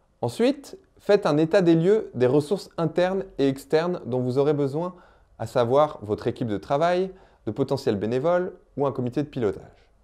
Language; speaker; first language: French; native; French